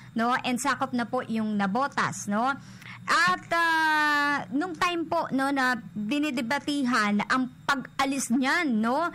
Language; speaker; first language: Filipino; native; Filipino